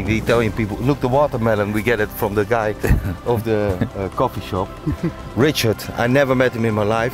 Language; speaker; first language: English; non-native, fluent; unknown